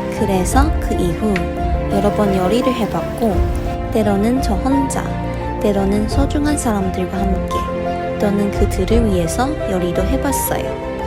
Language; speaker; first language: Korean; non-native, fluent; Chinese